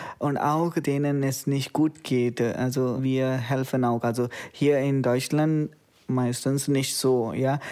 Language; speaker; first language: German; non-native, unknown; Konkani